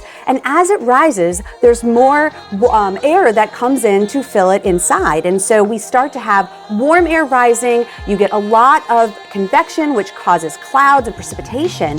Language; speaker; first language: English; native; English